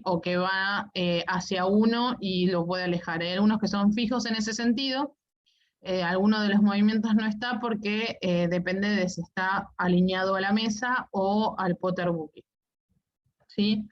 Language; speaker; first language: Spanish; native; Spanish